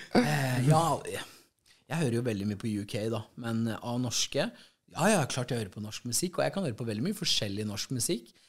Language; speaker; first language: Norwegian; native; Norwegian